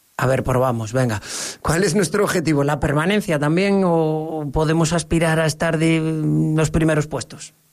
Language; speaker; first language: Spanish; native; Spanish